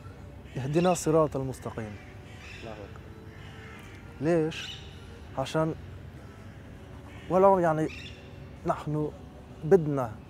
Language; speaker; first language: Arabic; non-native, fluent; French